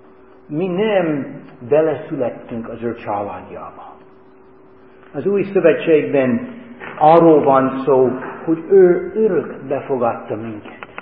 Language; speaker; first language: Hungarian; non-native, fluent; English